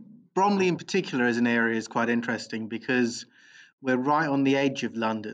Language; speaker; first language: English; native; English